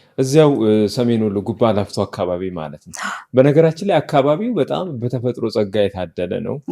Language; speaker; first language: Amharic; native; Amharic